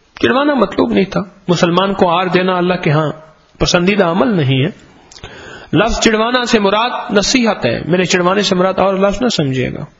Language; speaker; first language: Urdu; non-native, local second language; Punjabi